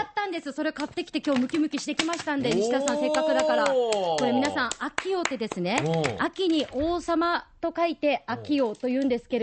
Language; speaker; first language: Japanese; native; Japanese